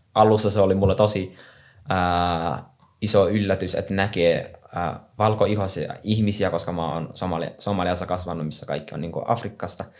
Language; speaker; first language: Finnish; non-native, fluent; Somali